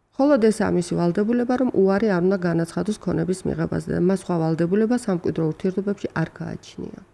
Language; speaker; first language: Georgian; native; Georgian